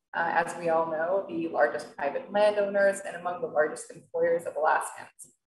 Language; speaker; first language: English; native; English